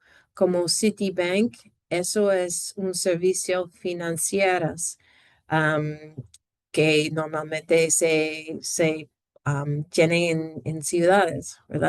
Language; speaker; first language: Spanish; non-native, fluent; English